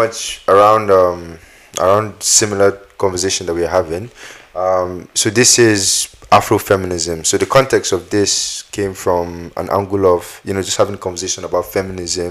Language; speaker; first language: English; non-native, local second language; Hausa